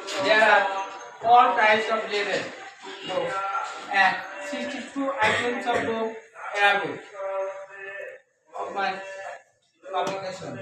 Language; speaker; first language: English; non-native, local second language; Bangla